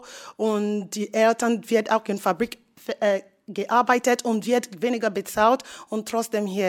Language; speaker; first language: German; non-native, fluent; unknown